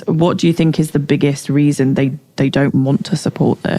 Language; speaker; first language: English; native; English